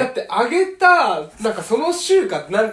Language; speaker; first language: Japanese; native; Japanese